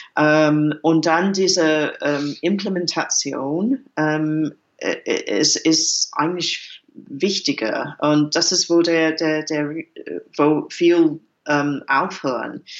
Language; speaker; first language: German; non-native, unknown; English